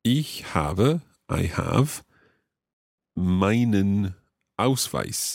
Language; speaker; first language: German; non-native, learner; English